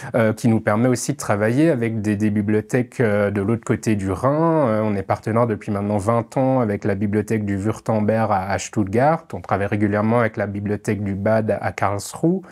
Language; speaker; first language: French; native; French